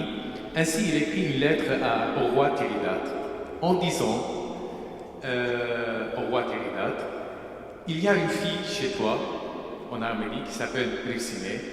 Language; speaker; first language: French; non-native, fluent; Armenian